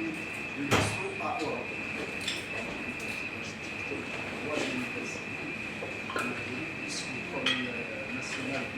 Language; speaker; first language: French; non-native, local second language; Arabic